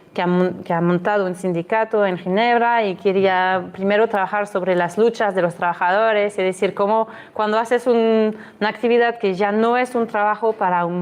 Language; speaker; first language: Spanish; non-native, fluent; French